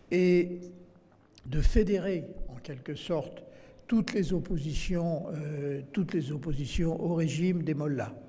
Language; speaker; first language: French; native; French